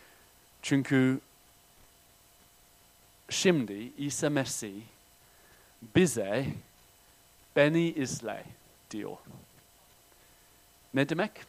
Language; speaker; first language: Turkish; non-native, fluent; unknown